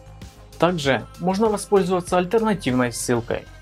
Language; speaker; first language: Russian; native; Russian